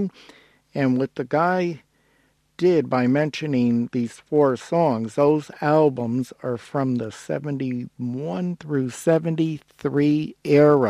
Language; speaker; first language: English; native; English